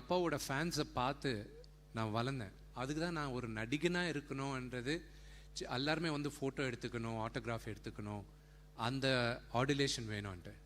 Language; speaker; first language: Tamil; non-native, local second language; Telugu